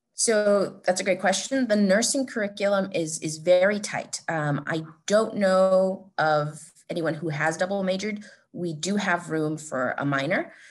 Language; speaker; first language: English; native; English